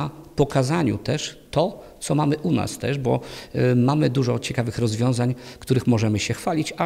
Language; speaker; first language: Polish; native; Polish